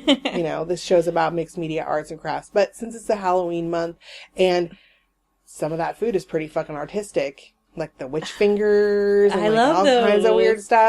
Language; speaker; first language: English; native; English